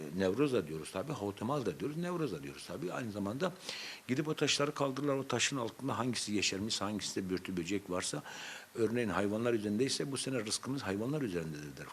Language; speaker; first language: Turkish; non-native, local second language; Zaza